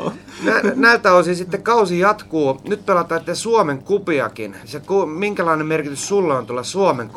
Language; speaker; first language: Finnish; native; Finnish